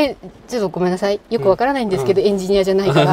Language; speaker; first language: Japanese; native; Japanese